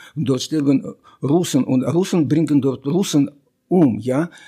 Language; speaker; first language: German; non-native, fluent; Russian